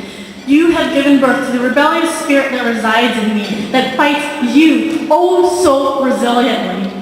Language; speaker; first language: English; early bilingual, heritage; Vietnamese